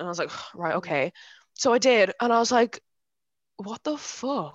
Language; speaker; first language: English; native; English